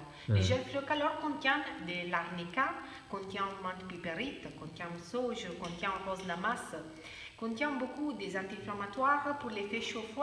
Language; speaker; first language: French; non-native, fluent; Spanish